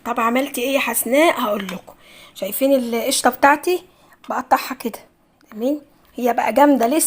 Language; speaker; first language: Arabic; native; Arabic